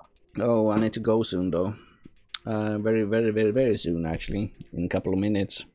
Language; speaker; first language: English; non-native, fluent; Norwegian